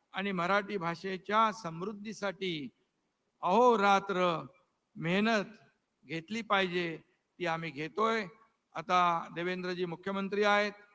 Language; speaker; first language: Marathi; native; Marathi